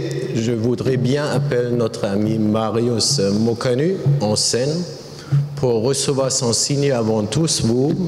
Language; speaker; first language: French; non-native, learner; German